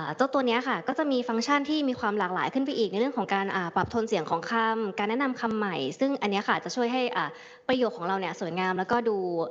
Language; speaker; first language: Thai; native; Thai